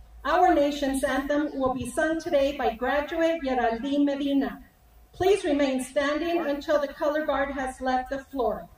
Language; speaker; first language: English; native; English